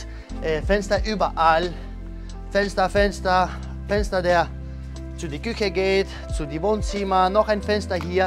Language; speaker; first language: German; non-native, learner; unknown